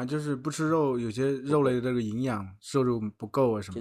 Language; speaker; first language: Chinese; native; Chinese